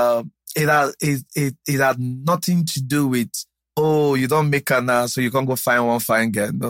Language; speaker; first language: English; non-native, local second language; Yoruba